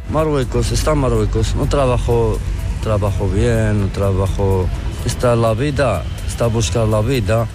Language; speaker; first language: Spanish; non-native, learner; Arabic